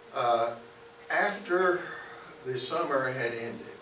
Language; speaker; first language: English; native; English